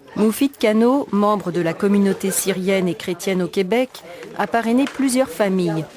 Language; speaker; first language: French; native; French